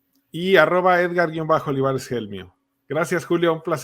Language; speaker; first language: Spanish; native; Spanish